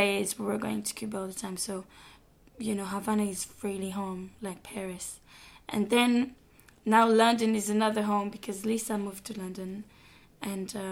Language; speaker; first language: English; non-native, fluent; French